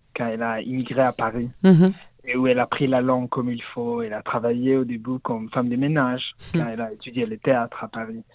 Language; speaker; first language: French; non-native, learner; Hebrew